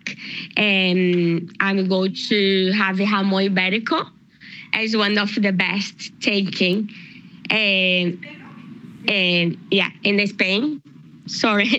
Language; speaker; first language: English; non-native, learner; Spanish